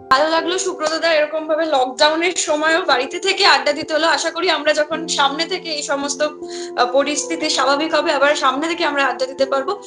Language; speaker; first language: Bangla; native; Bangla